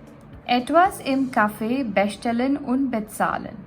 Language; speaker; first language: German; non-native, fluent; Gujarati